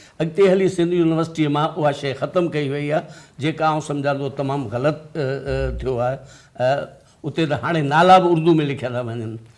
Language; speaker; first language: Sindhi; native; Sindhi